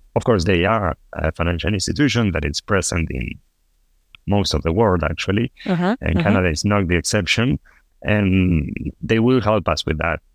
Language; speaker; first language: English; non-native, fluent; Spanish